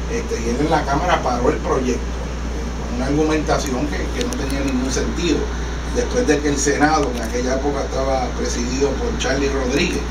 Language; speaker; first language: Spanish; native; Spanish